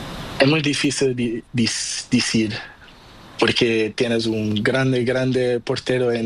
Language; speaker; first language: Spanish; non-native, learner; Portuguese